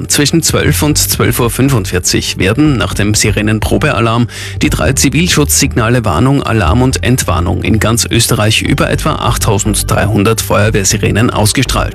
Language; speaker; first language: German; native; German